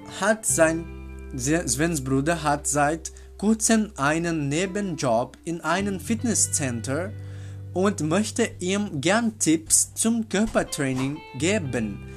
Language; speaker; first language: German; non-native, learner; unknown